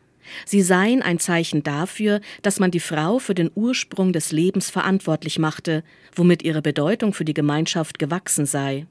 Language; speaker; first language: German; native; German